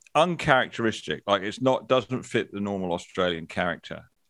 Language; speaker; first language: English; native; English